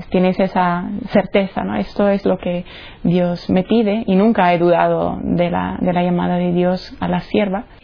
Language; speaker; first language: Spanish; non-native, fluent; Italian